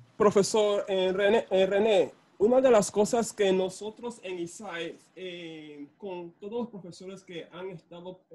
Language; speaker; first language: Spanish; non-native, local second language; English